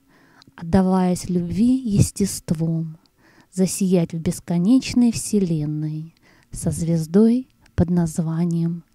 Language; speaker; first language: Russian; native; Russian